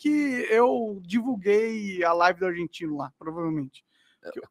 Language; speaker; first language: Portuguese; native; Portuguese